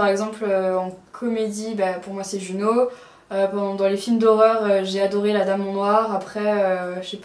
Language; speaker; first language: French; native; French